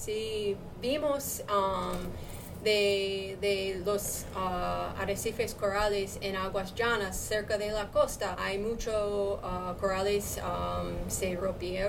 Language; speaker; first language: Spanish; non-native, learner; English